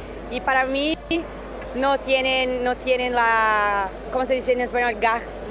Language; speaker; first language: Spanish; non-native, learner; Portuguese